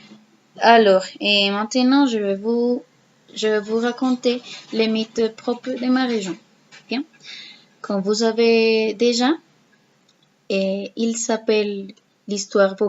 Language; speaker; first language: French; non-native, learner; Spanish